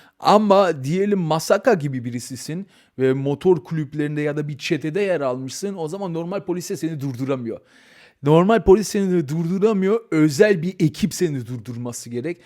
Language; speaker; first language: Turkish; early bilingual, heritage; Turkish